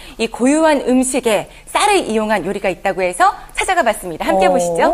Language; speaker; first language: Korean; native; Korean